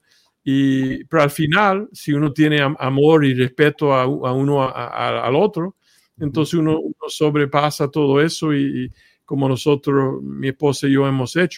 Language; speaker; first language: Spanish; early bilingual, heritage; Spanish